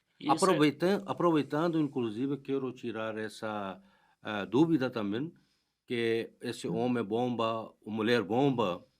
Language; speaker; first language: Portuguese; non-native, fluent; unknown